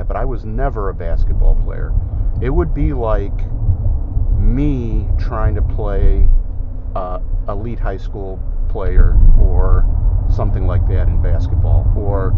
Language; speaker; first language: English; native; English